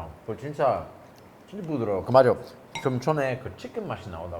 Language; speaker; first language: Korean; non-native, learner; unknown